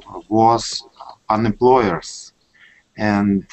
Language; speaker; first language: English; non-native, learner; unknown